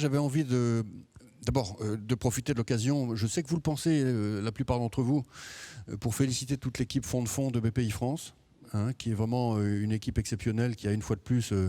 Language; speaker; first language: French; native; French